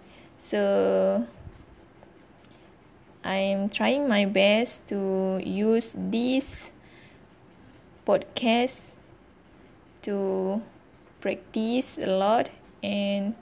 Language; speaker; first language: English; non-native, learner; Malay